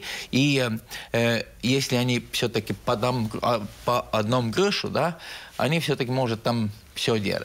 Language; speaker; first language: Russian; non-native, local second language; Estonian